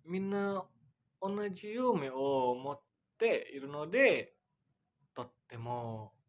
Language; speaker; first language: Japanese; non-native, learner; Indonesian